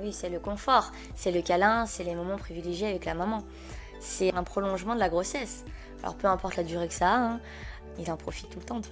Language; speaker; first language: French; native; French